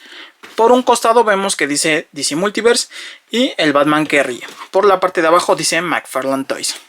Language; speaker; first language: Spanish; native; Spanish